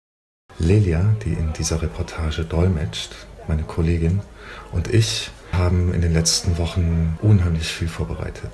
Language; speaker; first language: German; native; German